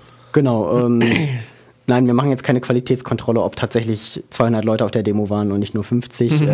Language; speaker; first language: German; native; German